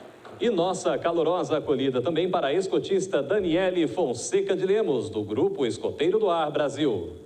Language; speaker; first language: Portuguese; native; Portuguese